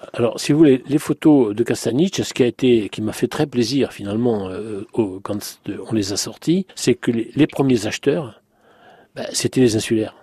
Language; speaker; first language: French; native; French